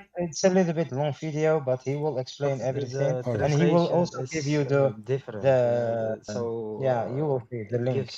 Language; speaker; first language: English; non-native, fluent; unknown